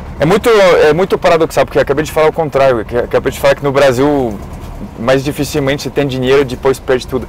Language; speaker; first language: Portuguese; non-native, fluent; French